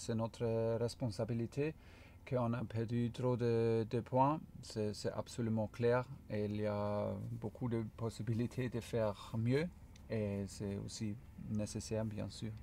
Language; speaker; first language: French; non-native, fluent; German